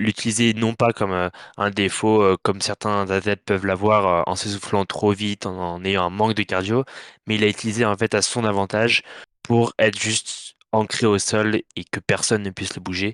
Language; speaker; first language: French; native; French